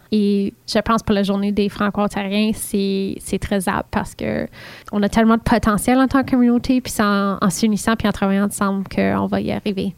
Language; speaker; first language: French; native; French